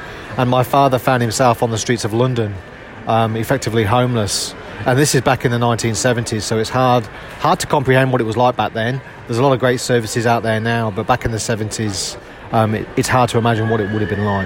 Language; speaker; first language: English; native; English